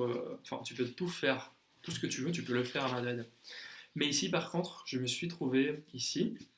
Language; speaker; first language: French; non-native, fluent; Spanish